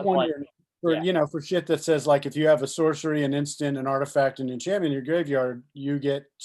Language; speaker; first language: English; native; English